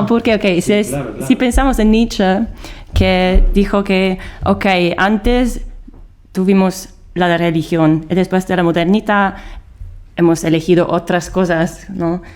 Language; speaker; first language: Spanish; non-native, fluent; Italian